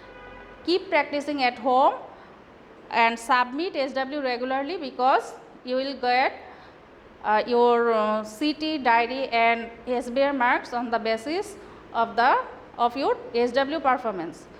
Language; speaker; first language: English; non-native, local second language; Bangla